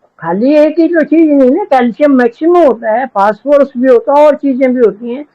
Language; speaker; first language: Hindi; native; Hindi